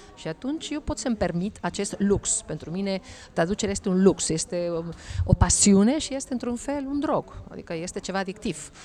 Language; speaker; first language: Romanian; non-native, fluent; Spanish